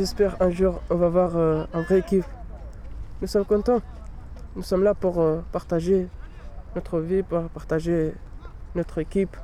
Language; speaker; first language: French; non-native, learner; Pashto